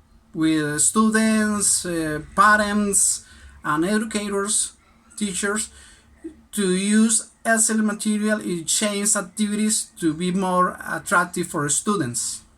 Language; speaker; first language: English; non-native, learner; Spanish